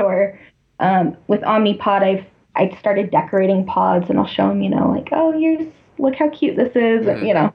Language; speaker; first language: English; native; English